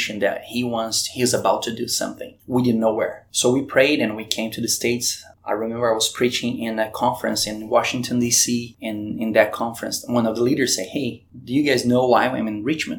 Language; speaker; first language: English; non-native, fluent; Portuguese